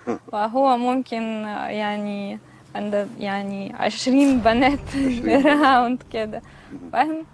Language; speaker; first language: Arabic; non-native, learner; Russian